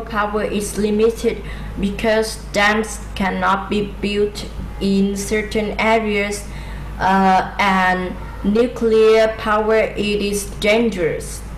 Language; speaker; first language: English; non-native, learner; Vietnamese